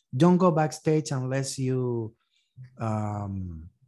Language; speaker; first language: English; non-native, fluent; Spanish